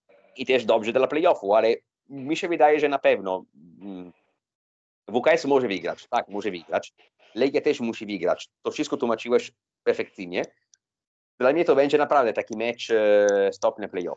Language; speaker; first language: Polish; non-native, fluent; Italian